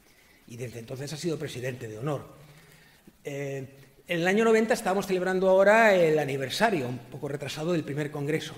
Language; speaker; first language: Spanish; native; Spanish